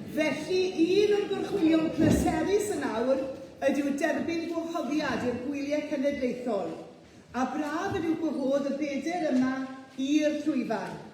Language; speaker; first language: Welsh; native; Welsh